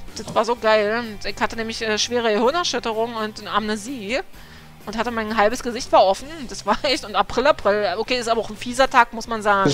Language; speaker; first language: German; early bilingual, other home language; Polish